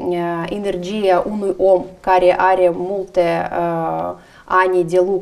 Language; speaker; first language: Romanian; non-native, learner; Russian